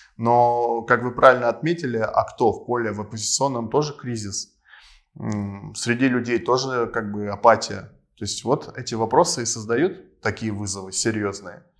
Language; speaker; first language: Russian; non-native, local second language; Armenian